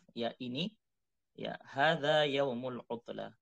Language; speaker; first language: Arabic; non-native, fluent; Indonesian